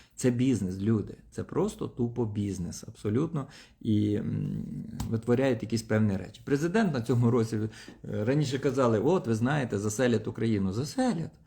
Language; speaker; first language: Ukrainian; non-native, local second language; Russian